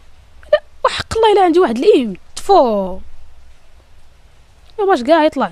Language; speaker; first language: Arabic; native; Arabic